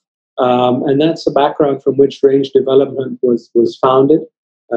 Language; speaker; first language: English; native; English